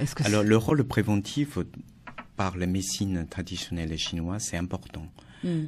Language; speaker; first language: French; non-native, fluent; Chinese